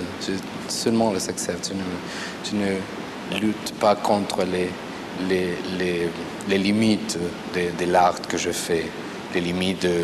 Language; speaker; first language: French; non-native, fluent; Spanish